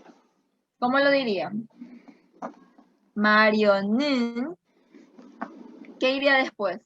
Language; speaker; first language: Spanish; native; Spanish